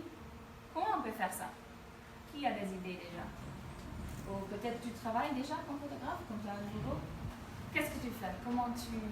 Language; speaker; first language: French; non-native, fluent; Dutch